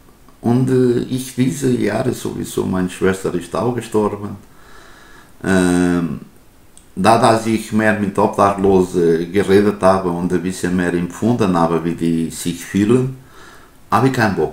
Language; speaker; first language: German; non-native, learner; Portuguese